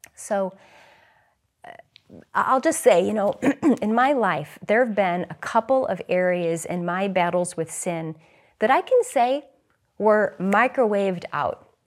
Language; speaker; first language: English; native; English